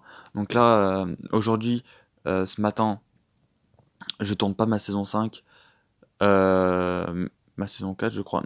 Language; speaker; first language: French; native; French